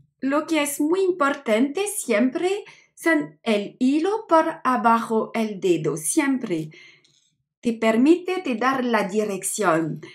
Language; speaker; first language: Spanish; non-native, learner; French